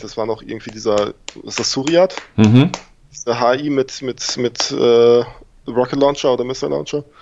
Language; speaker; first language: German; native; German